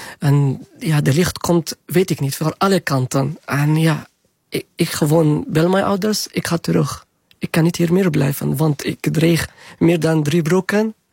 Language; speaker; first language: Dutch; non-native, learner; Arabic